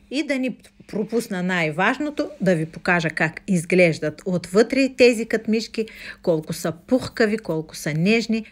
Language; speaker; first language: Bulgarian; non-native, fluent; Russian